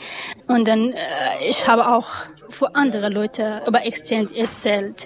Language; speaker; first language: German; non-native, learner; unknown